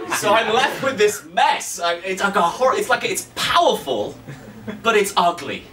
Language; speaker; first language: English; native; English